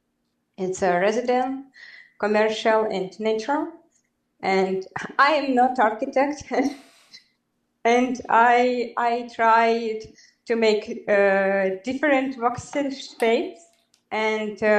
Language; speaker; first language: English; non-native, learner; Belarusian